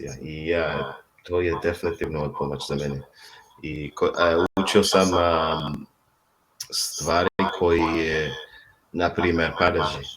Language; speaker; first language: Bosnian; non-native, learner; English